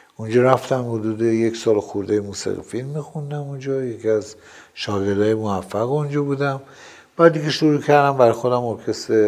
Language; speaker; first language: Persian; non-native, local second language; Azerbaijani